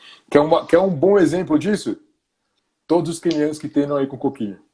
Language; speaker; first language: Portuguese; native; Portuguese